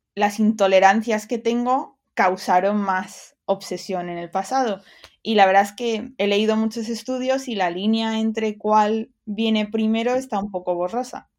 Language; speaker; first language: Spanish; early bilingual, other home language; English